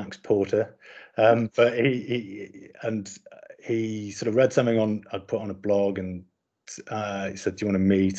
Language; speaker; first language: English; native; English